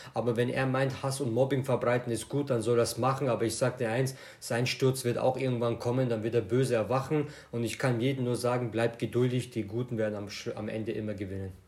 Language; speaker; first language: German; native; German